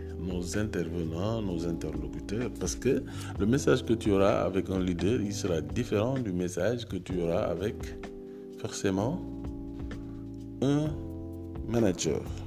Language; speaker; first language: French; non-native, local second language; Wolof